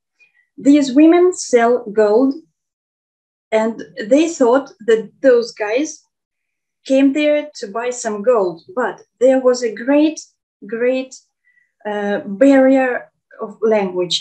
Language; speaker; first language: English; non-native, fluent; Russian